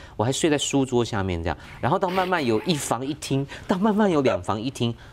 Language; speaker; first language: Chinese; native; Chinese